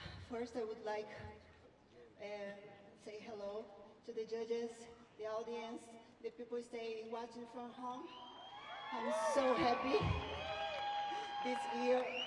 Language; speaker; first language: English; non-native, learner; Portuguese